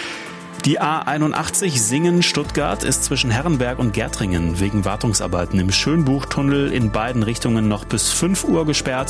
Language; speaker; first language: German; native; German